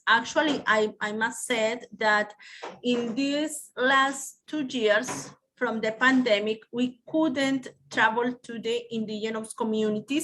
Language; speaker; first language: English; non-native, learner; Spanish